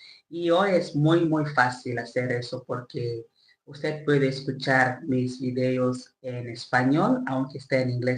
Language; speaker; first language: Spanish; non-native, learner; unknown